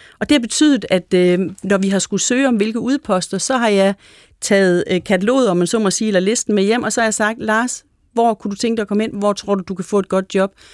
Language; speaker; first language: Danish; native; Danish